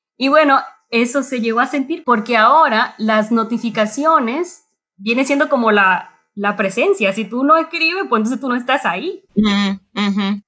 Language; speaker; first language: Spanish; native; Spanish